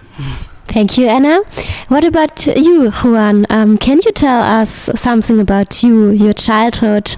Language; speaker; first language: English; non-native, fluent; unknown